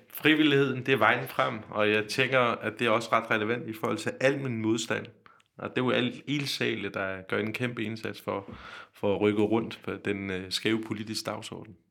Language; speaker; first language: Danish; non-native, fluent; Turkish